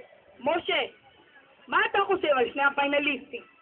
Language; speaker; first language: Hebrew; native; Hebrew